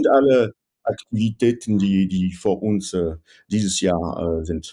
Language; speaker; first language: German; non-native, fluent; French